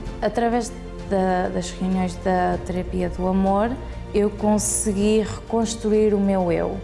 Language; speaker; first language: Portuguese; early bilingual, heritage; Portuguese